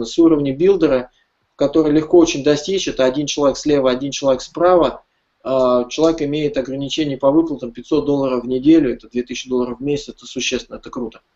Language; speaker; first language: Russian; native; Russian